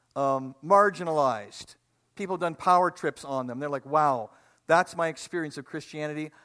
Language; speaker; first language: English; native; English